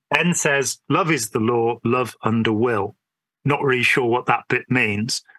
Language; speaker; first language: English; native; English